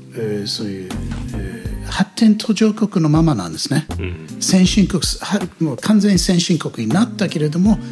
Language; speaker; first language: Japanese; non-native, fluent; English